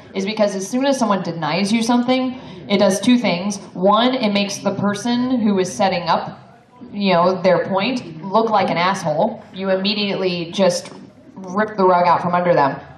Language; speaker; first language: English; native; English